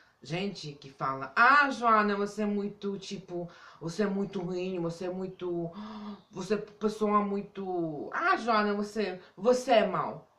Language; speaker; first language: Portuguese; non-native, fluent; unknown